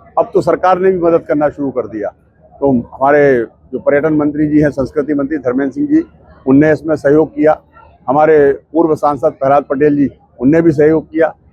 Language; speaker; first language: Hindi; native; Hindi